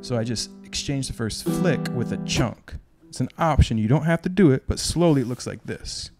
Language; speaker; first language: English; native; English